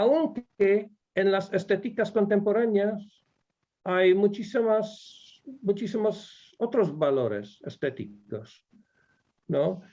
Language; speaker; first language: Spanish; non-native, fluent; Polish